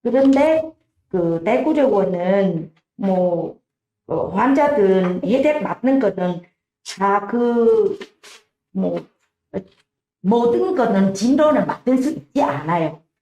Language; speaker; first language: Korean; non-native, learner; Vietnamese